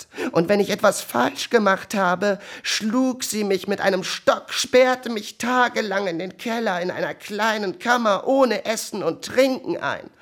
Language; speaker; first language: German; native; German